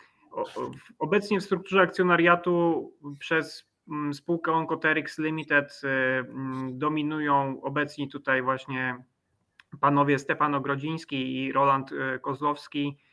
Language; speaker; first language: Polish; native; Polish